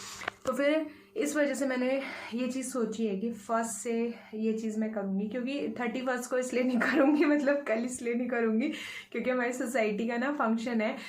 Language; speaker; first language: Hindi; native; Hindi